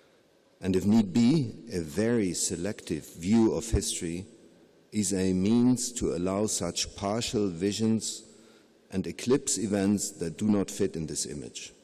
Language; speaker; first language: English; non-native, fluent; German